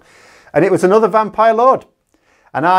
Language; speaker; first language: English; native; English